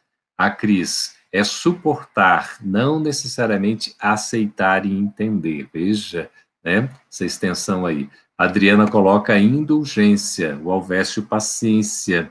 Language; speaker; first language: Portuguese; native; Portuguese